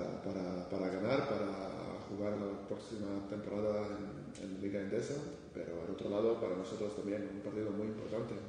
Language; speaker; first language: Spanish; non-native, fluent; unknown